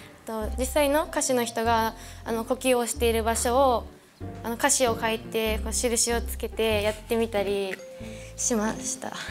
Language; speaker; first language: Japanese; native; Japanese